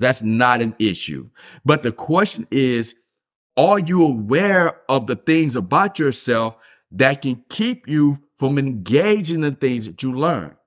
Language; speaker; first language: English; native; English